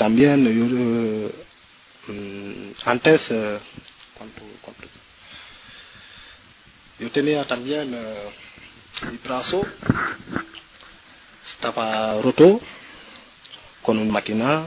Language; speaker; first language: Spanish; non-native, learner; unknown